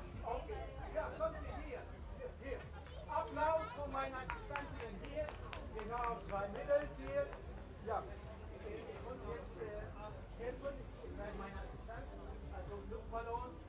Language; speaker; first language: German; non-native, fluent; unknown